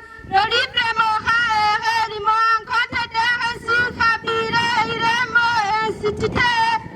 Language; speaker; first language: French; non-native, learner; Rundi